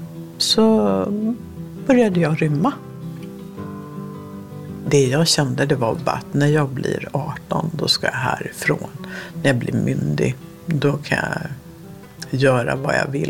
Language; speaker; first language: Swedish; early bilingual, other home language; Danish